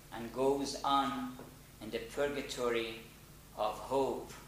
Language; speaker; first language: English; non-native, fluent; Persian